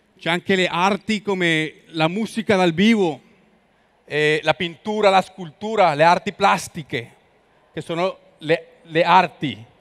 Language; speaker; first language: Italian; non-native, learner; Spanish